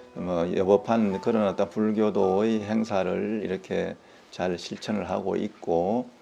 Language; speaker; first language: Korean; native; Korean